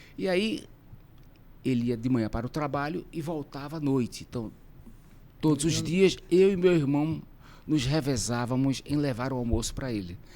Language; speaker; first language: Portuguese; native; Portuguese